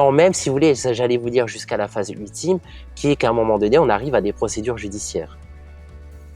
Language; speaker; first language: French; native; French